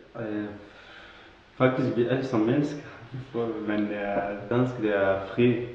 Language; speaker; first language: Danish; non-native, learner; Kurdish